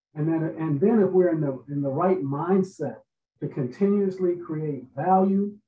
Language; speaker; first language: English; native; English